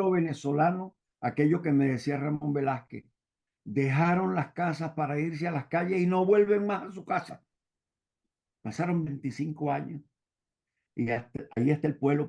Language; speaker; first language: Spanish; native; Spanish